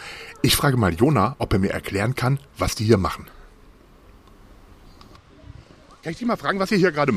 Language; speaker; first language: German; native; German